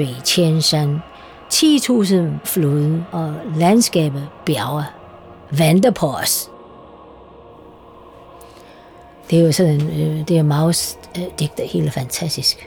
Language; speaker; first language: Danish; non-native, fluent; Chinese